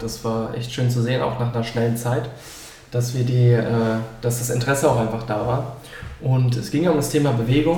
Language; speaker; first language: German; native; German